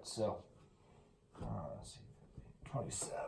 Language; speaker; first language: English; native; English